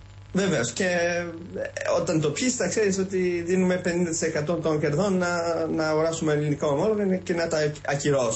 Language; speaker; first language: Greek; early bilingual, heritage; Greek